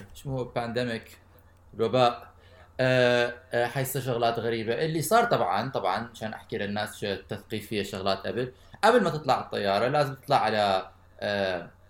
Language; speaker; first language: Arabic; native; Arabic